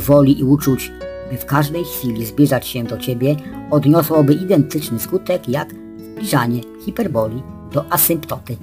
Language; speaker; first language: Polish; native; Polish